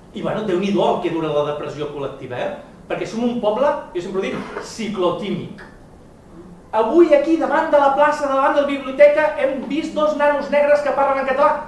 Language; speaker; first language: Catalan; native; Catalan